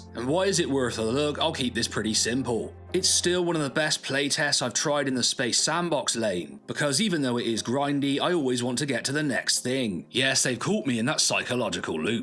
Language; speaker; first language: English; native; English